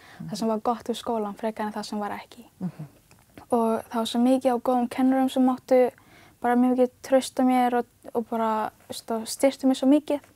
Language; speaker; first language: Icelandic; early bilingual, other home language; Ganda